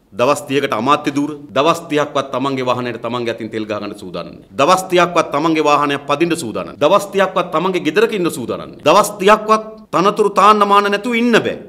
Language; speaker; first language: Sinhala; native; Sinhala